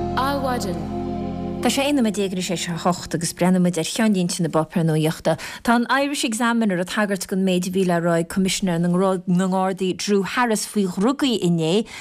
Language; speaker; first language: Irish; native; Irish